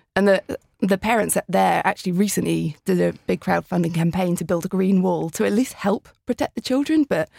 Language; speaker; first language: English; native; English